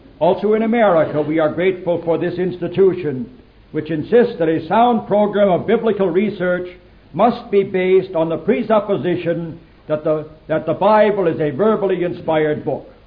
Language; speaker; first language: English; native; English